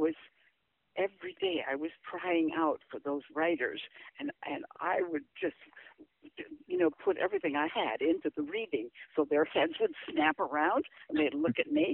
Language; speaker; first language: English; native; English